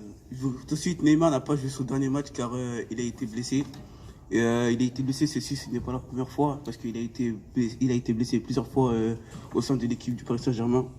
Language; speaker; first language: French; native; French